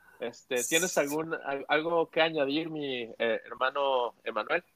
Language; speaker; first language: Spanish; native; Spanish